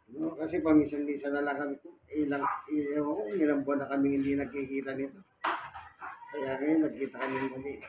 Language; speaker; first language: Filipino; non-native, local second language; Pampanga